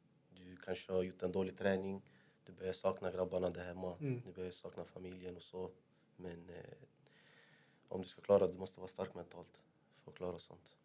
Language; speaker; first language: Swedish; early bilingual, other home language; Arabic